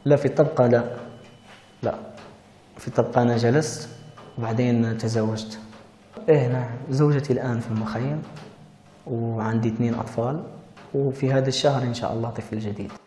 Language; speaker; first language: Arabic; early bilingual, heritage; Arabic